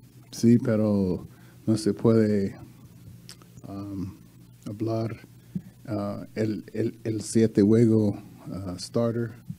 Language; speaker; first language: Spanish; non-native, learner; English